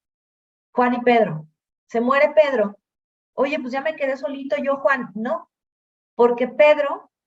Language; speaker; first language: Spanish; native; Spanish